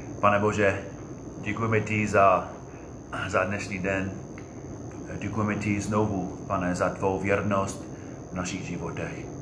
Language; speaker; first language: Czech; non-native, fluent; English